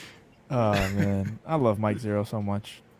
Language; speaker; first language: English; native; English